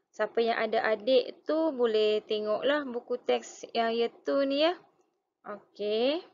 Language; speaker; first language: English; non-native, local second language; Malay